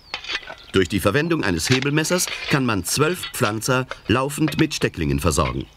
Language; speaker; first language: German; native; German